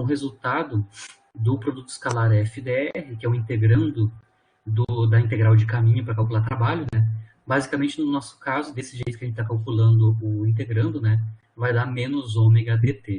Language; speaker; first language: Portuguese; native; Portuguese